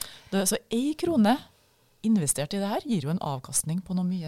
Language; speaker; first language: Norwegian; native; Norwegian